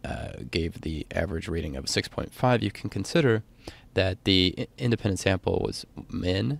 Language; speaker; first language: English; native; English